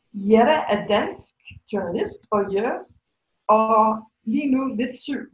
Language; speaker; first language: Danish; non-native, fluent; English